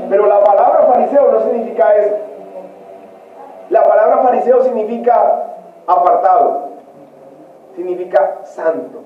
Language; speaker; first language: Spanish; native; Spanish